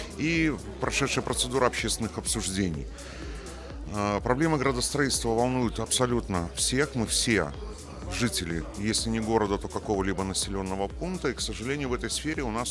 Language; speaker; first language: Russian; native; Russian